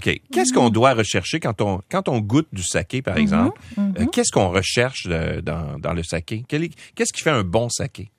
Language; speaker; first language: French; native; French